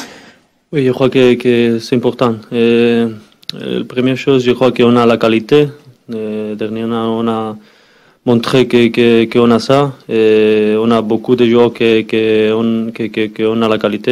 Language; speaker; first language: French; non-native, learner; Spanish